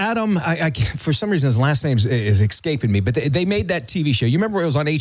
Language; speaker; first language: English; native; English